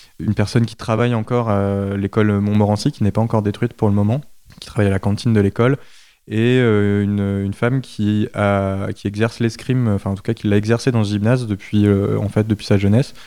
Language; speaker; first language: French; native; French